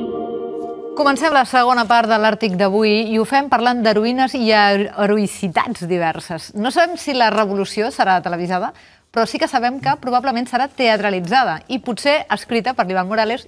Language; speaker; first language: Catalan; native; Catalan